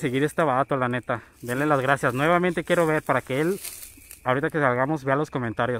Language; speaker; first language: Spanish; native; Spanish